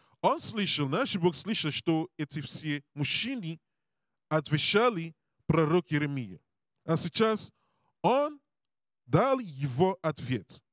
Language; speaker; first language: Russian; non-native, learner; English